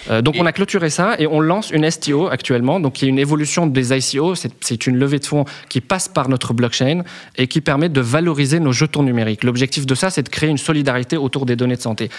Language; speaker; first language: French; non-native, local second language; Arabic